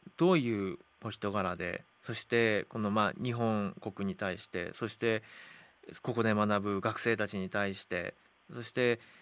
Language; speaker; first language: Japanese; native; Japanese